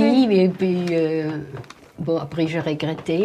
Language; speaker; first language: French; non-native, fluent; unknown